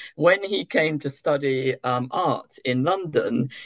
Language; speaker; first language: English; native; English